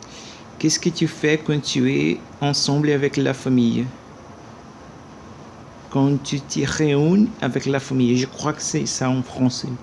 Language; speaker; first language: French; non-native, learner; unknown